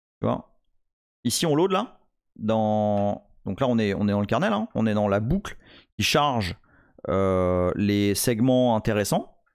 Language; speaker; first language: French; native; French